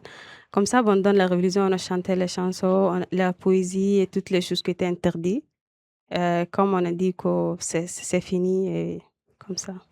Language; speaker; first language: French; non-native, local second language; Arabic